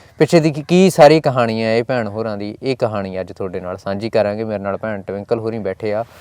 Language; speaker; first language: Punjabi; native; Punjabi